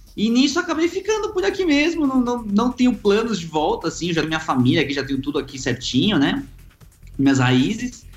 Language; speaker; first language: Portuguese; early bilingual, other home language; Spanish